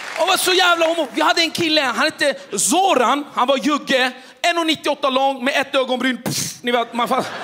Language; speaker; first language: Swedish; early bilingual, other home language; Kurdish